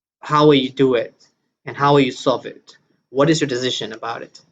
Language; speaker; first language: English; non-native, fluent; Burmese